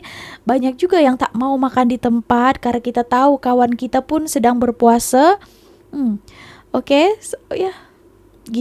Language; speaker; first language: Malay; non-native, local second language; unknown